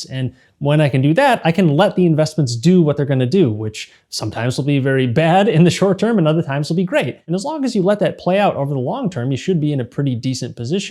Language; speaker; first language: English; native; English